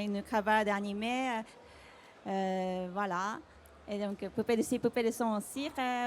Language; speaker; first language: French; non-native, fluent; Japanese